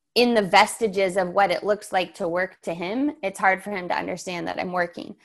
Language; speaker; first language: English; native; English